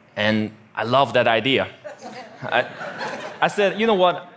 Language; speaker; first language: English; non-native, fluent; Chinese